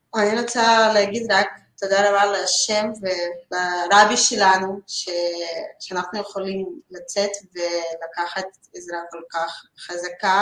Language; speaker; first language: Hebrew; non-native, learner; Russian